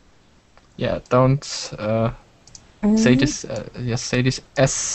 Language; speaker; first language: English; non-native, learner; German